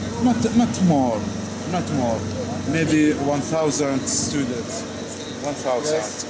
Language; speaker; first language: English; non-native, learner; Arabic